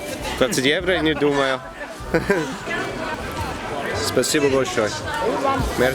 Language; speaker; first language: Russian; non-native, fluent; English